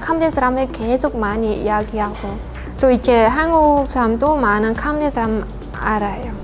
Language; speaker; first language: Korean; non-native, learner; Khmer